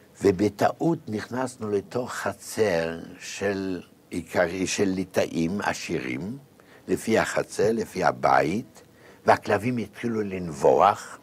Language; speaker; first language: Hebrew; non-native, fluent; Yiddish